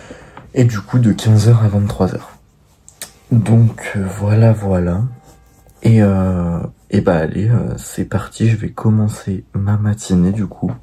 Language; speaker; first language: French; native; French